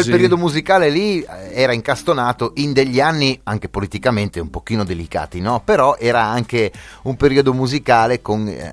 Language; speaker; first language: Italian; native; Italian